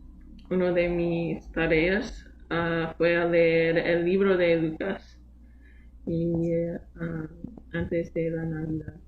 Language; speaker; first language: Spanish; non-native, learner; English